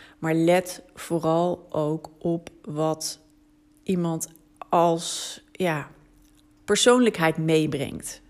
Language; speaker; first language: Dutch; native; Dutch